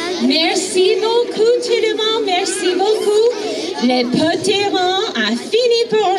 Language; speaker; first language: French; non-native, learner; English